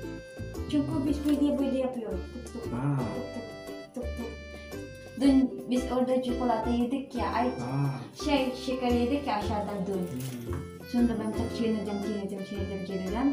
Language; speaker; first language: Turkish; non-native, learner; Filipino